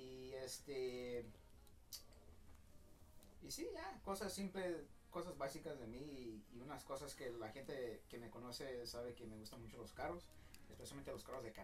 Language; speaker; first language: Spanish; early bilingual, heritage; Spanish